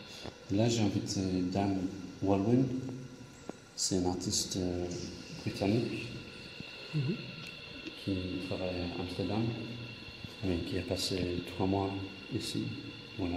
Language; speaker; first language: French; non-native, fluent; English